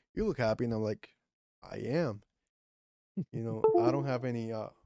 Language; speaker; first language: English; non-native, fluent; Spanish